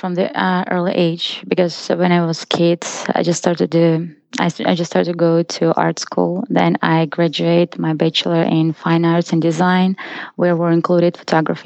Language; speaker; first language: English; non-native, fluent; Russian